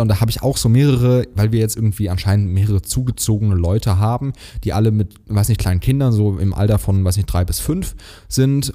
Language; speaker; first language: German; native; German